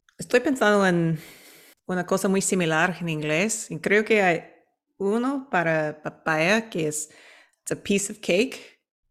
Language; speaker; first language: Spanish; non-native, fluent; English